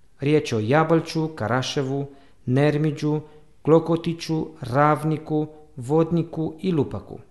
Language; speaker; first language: Bosnian; early bilingual, heritage; Croatian